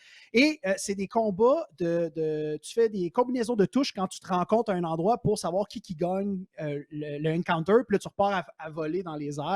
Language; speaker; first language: French; native; French